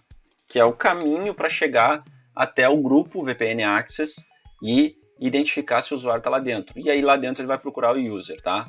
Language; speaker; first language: Portuguese; native; Portuguese